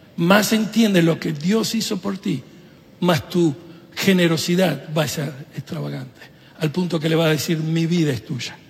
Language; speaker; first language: Spanish; native; Spanish